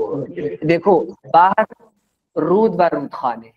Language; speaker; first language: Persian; non-native, fluent; Urdu